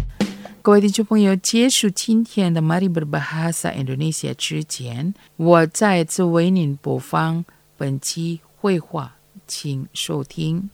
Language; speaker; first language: Chinese; non-native, fluent; Indonesian